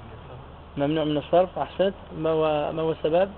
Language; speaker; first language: Arabic; non-native, fluent; French